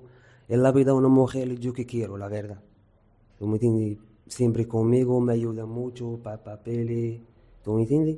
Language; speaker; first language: Spanish; non-native, learner; Arabic